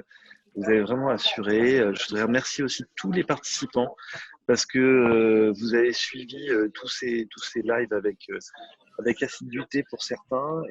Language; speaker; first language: French; native; French